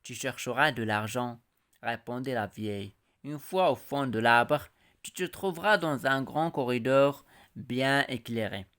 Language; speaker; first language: French; non-native, local second language; Arabic